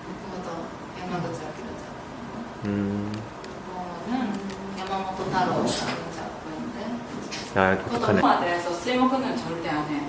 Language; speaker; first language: Korean; non-native, fluent; Japanese